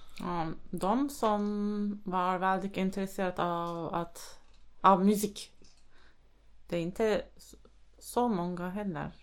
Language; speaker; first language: Swedish; non-native, fluent; Turkish